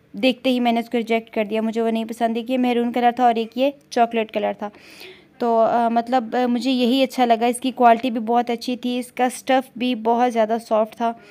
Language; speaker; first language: Urdu; non-native, local second language; Punjabi